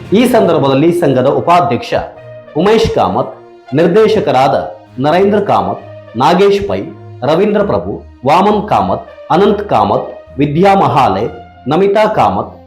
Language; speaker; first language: Kannada; native; Kannada